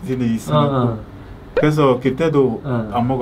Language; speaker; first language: Korean; non-native, learner; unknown